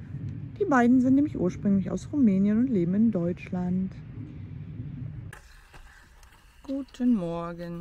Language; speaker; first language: German; native; German